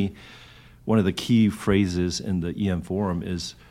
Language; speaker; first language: English; early bilingual, other home language; Korean